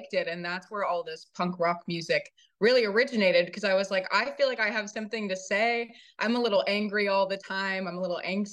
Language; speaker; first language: English; native; English